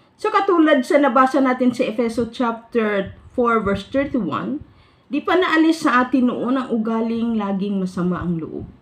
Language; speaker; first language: Filipino; non-native, local second language; Hiligaynon